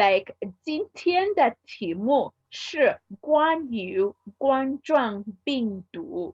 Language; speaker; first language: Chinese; non-native, fluent; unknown